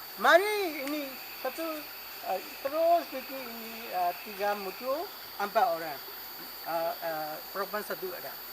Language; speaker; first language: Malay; non-native, learner; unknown